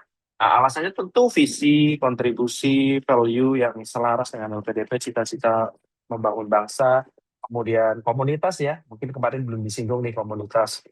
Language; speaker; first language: Indonesian; native; Indonesian